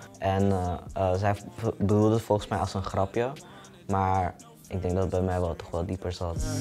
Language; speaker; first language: Dutch; early bilingual, other home language; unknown